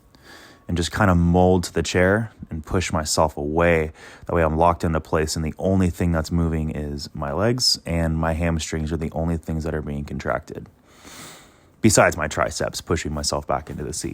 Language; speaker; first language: English; native; English